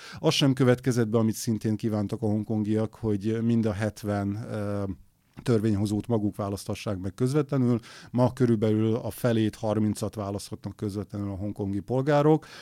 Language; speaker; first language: Hungarian; native; Hungarian